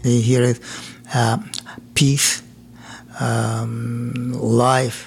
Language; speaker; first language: English; non-native, learner; Persian